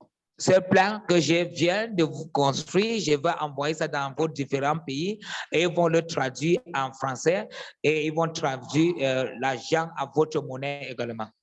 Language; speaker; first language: French; non-native, fluent; English